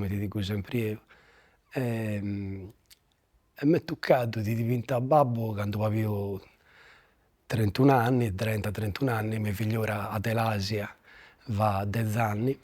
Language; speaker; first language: Italian; native; Italian